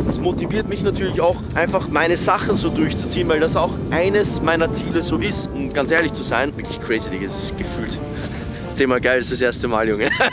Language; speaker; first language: German; native; German